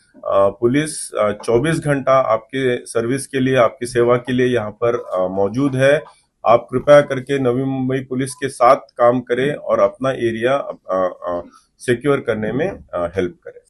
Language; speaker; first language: Hindi; non-native, local second language; Marathi